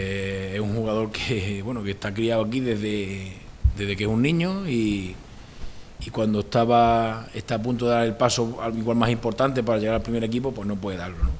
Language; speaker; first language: Spanish; native; Spanish